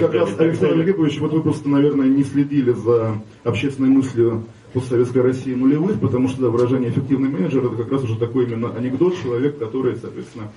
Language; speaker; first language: Russian; native; Russian